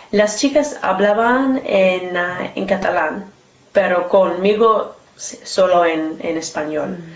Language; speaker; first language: Spanish; non-native, learner; English